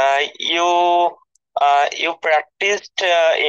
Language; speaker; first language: English; non-native, learner; Bangla